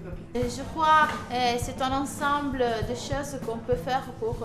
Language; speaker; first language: French; non-native, learner; Italian